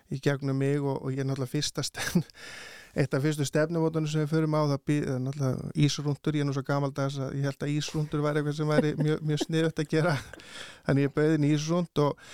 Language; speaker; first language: Icelandic; native; Icelandic